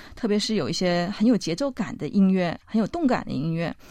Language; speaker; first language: Chinese; native; Chinese